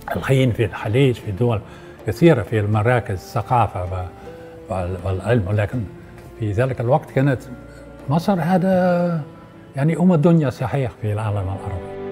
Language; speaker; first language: Arabic; non-native, fluent; Dutch